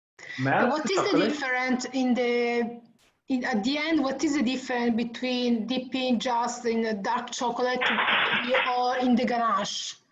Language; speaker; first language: English; non-native, fluent; Italian